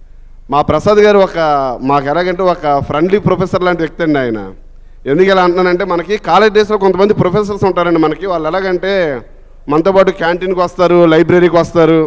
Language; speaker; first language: Telugu; native; Telugu